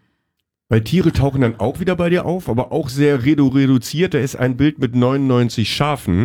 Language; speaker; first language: German; native; German